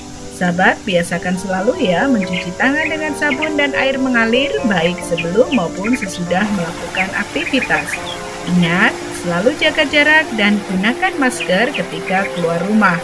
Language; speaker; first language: Indonesian; native; Indonesian